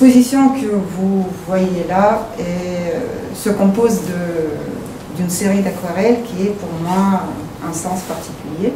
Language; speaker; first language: French; non-native, fluent; Ukrainian